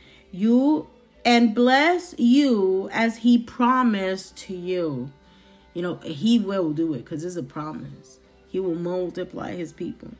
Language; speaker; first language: English; non-native, fluent; Spanish